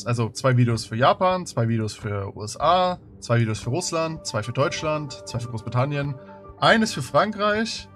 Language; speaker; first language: German; native; German